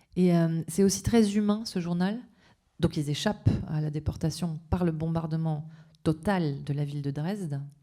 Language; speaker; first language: French; native; French